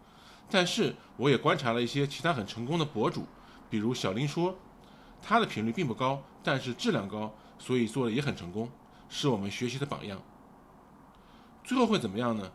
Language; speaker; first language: Chinese; native; Chinese